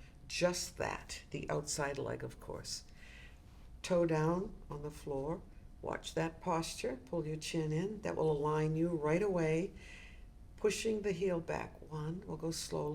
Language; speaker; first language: English; native; English